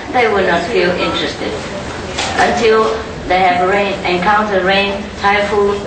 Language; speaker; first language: English; non-native, fluent; Vietnamese